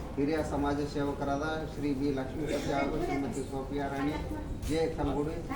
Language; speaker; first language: Kannada; native; Kannada